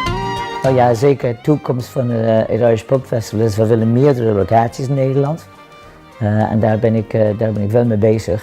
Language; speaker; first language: Dutch; non-native, fluent; English